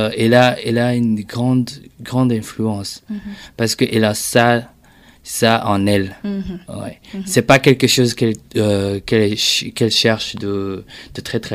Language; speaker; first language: French; non-native, local second language; Rundi